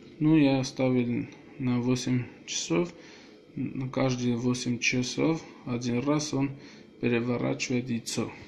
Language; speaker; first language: Russian; non-native, local second language; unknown